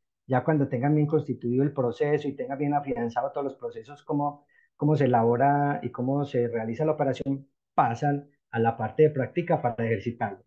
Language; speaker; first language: Spanish; native; Spanish